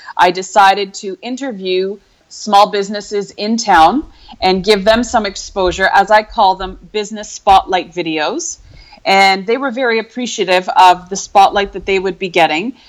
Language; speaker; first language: English; native; English